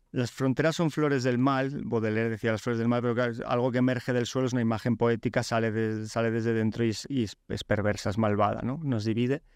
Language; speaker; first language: Spanish; early bilingual, other home language; Polish